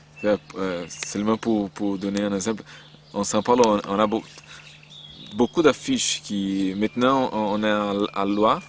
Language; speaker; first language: French; non-native, learner; Portuguese